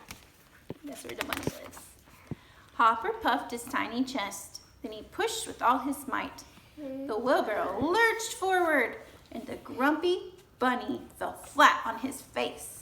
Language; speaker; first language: English; native; English